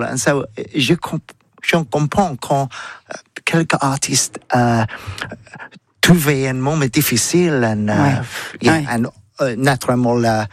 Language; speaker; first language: French; non-native, learner; English